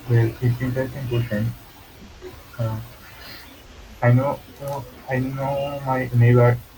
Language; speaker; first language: English; non-native, learner; Bangla